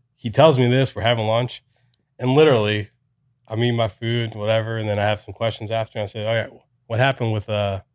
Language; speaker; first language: English; native; English